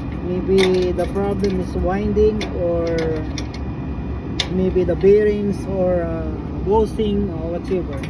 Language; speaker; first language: English; non-native, learner; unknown